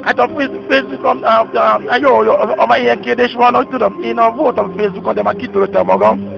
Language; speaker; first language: Hungarian; non-native, learner; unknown